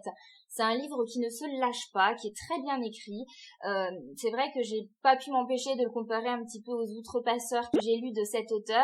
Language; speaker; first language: French; native; French